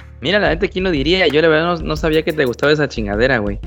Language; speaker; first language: Spanish; native; Spanish